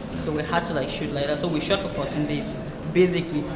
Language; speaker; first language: English; non-native, local second language; Hausa